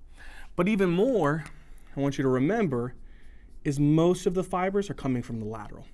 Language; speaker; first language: English; native; English